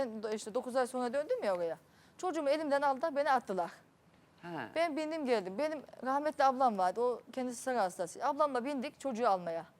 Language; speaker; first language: Turkish; native; Turkish